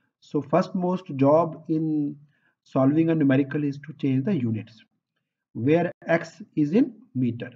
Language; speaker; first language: English; non-native, local second language; Punjabi